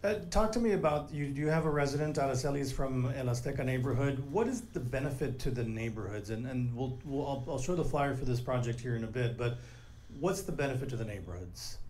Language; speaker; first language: English; native; English